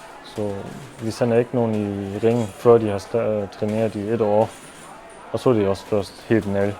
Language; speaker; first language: Danish; non-native, local second language; German